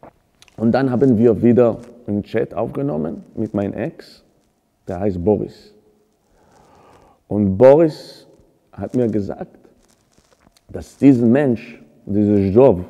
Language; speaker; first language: German; non-native, fluent; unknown